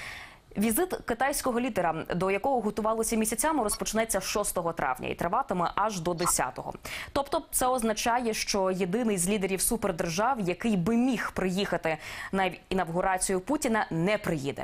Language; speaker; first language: Ukrainian; native; Ukrainian